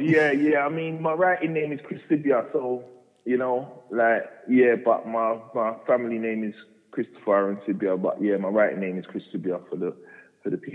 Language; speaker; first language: English; native; English